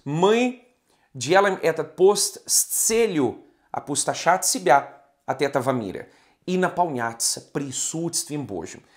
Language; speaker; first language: Russian; non-native, fluent; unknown